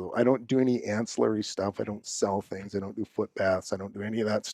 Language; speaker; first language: English; native; English